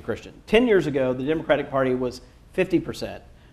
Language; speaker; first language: English; native; English